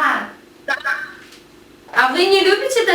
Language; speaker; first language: Russian; native; Russian